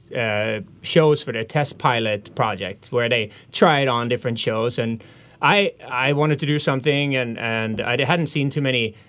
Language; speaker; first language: English; non-native, fluent; Swedish